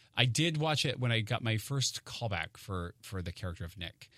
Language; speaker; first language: English; native; English